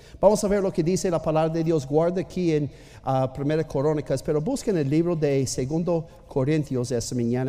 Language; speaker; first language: Spanish; non-native, fluent; English